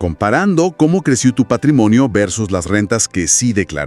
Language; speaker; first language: Spanish; native; Spanish